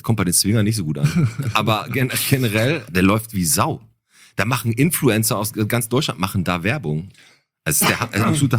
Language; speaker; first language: German; native; German